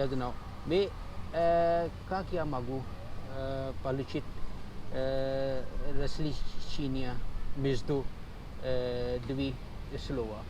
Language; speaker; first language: Russian; non-native, learner; Urdu